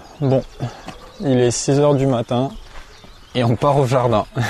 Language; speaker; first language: French; native; French